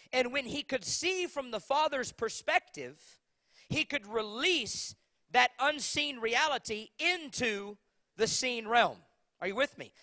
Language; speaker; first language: English; native; English